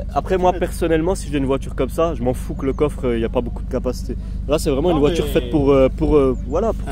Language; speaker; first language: French; native; French